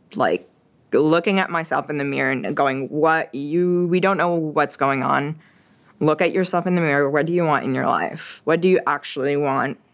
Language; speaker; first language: English; early bilingual, other home language; French